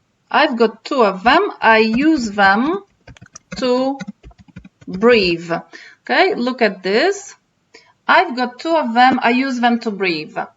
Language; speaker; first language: English; non-native, fluent; Polish